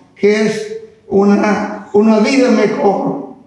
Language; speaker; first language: Spanish; non-native, fluent; Italian